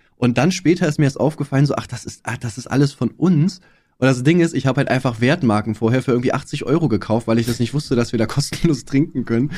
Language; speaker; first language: German; native; German